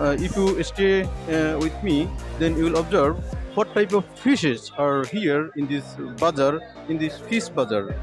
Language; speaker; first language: English; non-native, learner; Bangla